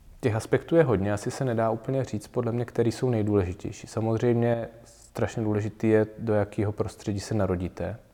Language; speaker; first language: Czech; native; Czech